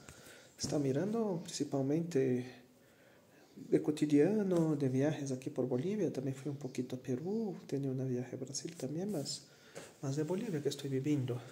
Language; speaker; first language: Spanish; non-native, fluent; Portuguese